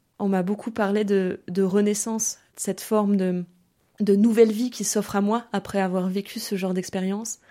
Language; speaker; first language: French; early bilingual, other home language; German